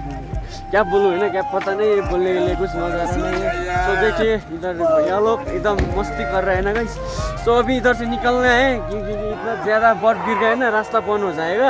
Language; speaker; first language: Hindi; non-native, local second language; Nepali